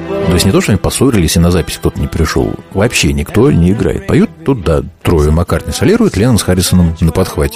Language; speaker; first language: Russian; native; Russian